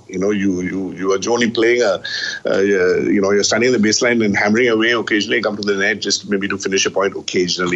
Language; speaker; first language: English; non-native, local second language; Bangla